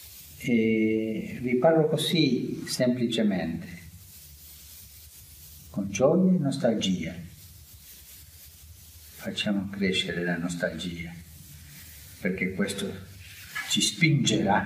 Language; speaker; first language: Italian; non-native, fluent; Spanish